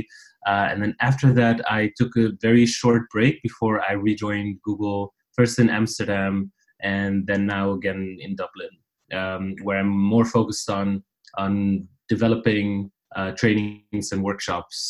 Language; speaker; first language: English; non-native, fluent; Riffian